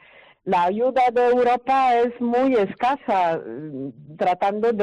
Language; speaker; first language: Spanish; non-native, fluent; Polish